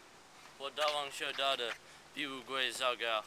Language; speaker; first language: Chinese; non-native, learner; English